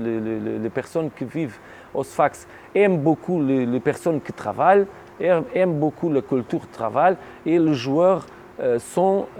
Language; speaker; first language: French; non-native, learner; Portuguese